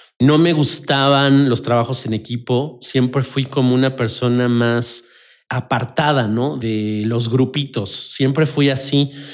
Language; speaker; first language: Spanish; native; Spanish